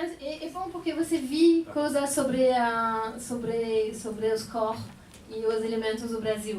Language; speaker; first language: Portuguese; non-native, fluent; French